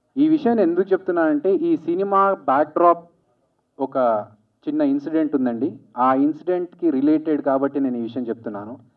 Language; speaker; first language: Telugu; native; Telugu